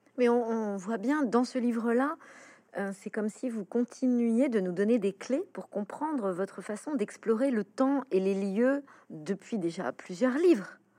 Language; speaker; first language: French; native; French